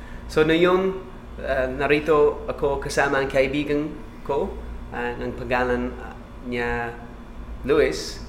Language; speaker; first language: Filipino; non-native, learner; English